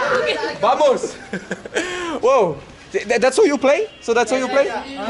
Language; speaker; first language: English; non-native, learner; French